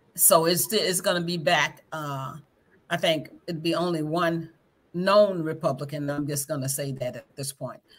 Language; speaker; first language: English; native; English